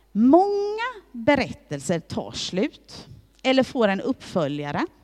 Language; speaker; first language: Swedish; native; Swedish